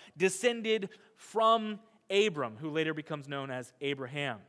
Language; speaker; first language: English; native; English